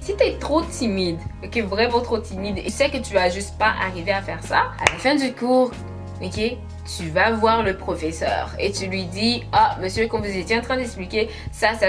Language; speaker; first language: French; native; French